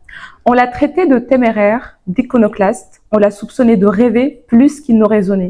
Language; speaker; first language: French; native; French